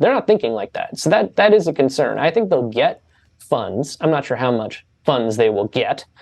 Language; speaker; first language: English; native; English